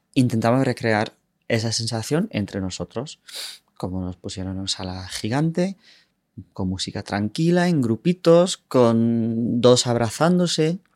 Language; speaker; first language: Spanish; non-native, fluent; English